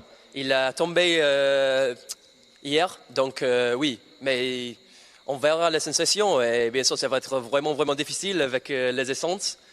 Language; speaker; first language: French; non-native, learner; English